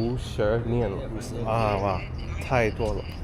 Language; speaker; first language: Chinese; non-native, learner; English